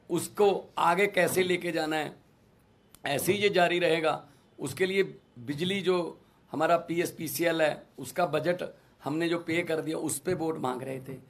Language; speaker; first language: Hindi; non-native, local second language; Punjabi